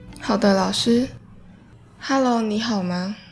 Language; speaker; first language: Chinese; early bilingual, heritage; Chinese